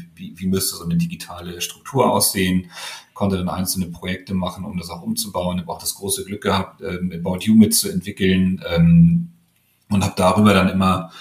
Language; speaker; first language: German; native; German